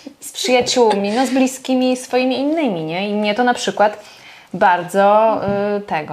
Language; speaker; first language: Polish; native; Polish